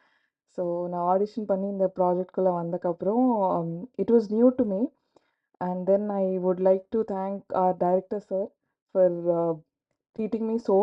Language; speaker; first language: Tamil; non-native, learner; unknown